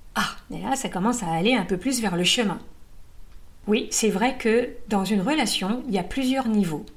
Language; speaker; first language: French; native; French